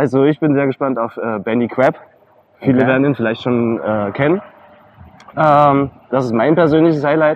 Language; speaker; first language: German; native; German